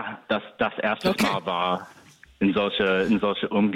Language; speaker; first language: German; non-native, fluent; English